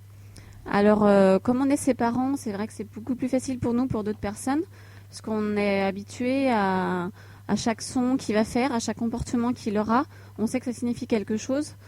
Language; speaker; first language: French; native; French